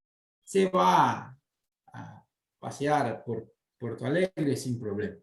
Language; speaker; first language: Spanish; non-native, fluent; Portuguese